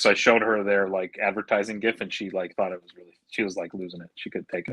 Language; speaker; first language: English; native; English